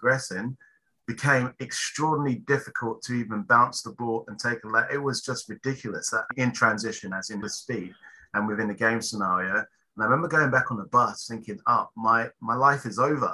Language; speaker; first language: English; native; English